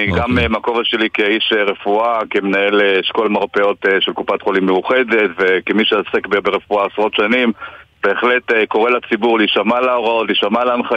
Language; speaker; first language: Hebrew; native; Hebrew